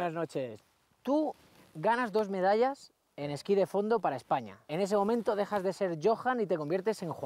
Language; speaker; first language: Spanish; native; Spanish